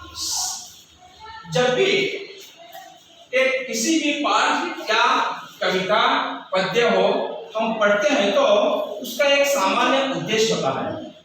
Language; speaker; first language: Hindi; non-native, local second language; Kannada